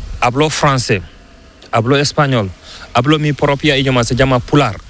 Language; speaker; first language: Spanish; non-native, learner; Fula